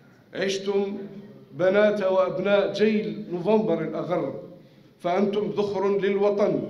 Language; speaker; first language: Arabic; native; Arabic